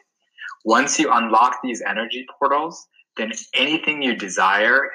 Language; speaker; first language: English; non-native, local second language; Sinhala